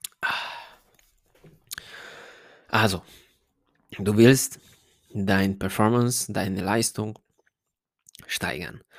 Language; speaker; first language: German; non-native, fluent; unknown